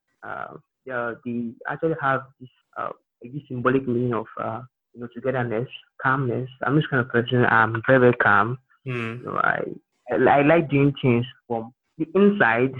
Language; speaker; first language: English; non-native, local second language; Igbo